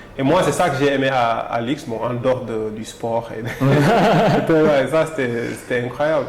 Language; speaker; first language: French; non-native, local second language; Wolof